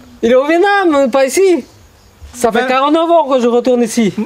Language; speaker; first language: French; early bilingual, heritage; Vietnamese